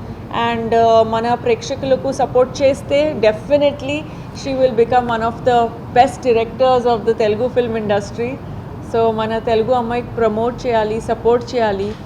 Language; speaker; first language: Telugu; non-native, learner; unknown